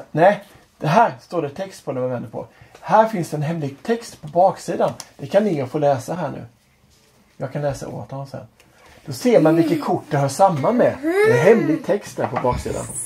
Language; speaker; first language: Swedish; native; Swedish